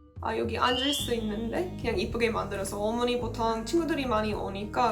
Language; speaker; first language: Korean; non-native, learner; English